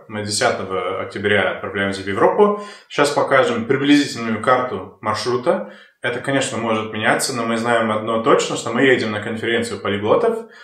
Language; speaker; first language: Russian; non-native, fluent; English